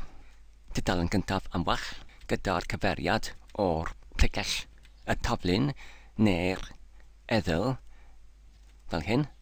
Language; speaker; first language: Welsh; non-native, learner; English